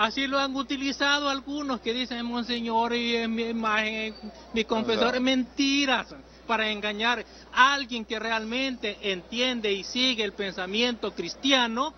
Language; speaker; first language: Spanish; native; Spanish